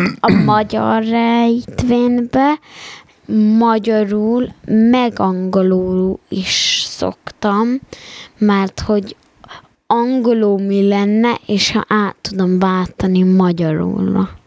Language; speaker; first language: Hungarian; early bilingual, heritage; Hungarian